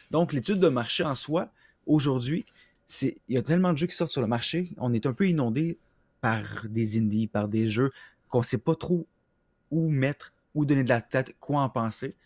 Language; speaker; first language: French; native; French